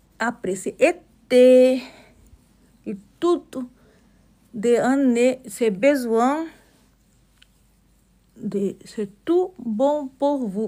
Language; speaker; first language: French; non-native, learner; Portuguese